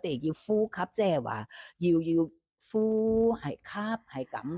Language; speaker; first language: Cantonese; non-native, fluent; Thai